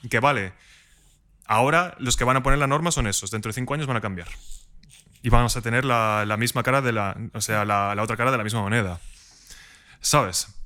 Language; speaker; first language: Spanish; native; Spanish